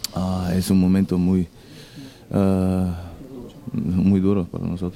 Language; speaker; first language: Spanish; non-native, learner; German